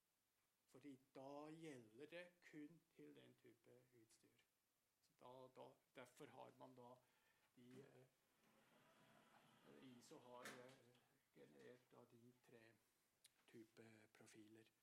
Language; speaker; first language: Norwegian; non-native, fluent; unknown